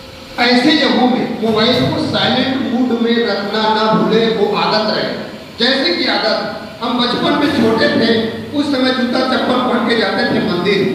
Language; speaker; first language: Hindi; native; Hindi